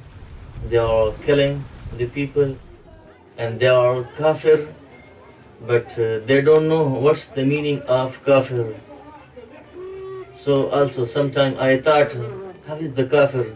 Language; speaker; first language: English; non-native, learner; Pashto